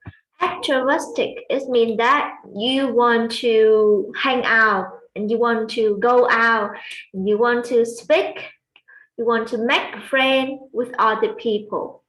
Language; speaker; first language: English; non-native, fluent; Vietnamese